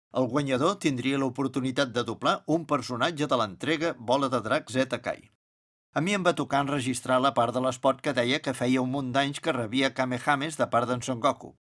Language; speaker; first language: Catalan; native; Catalan